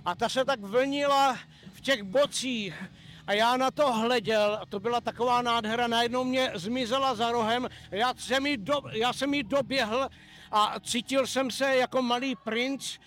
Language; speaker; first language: Czech; native; Czech